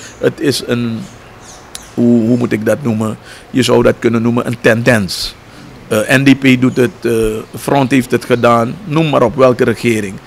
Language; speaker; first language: Dutch; native; Dutch